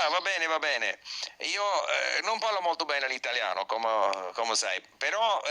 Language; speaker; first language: Italian; non-native, learner; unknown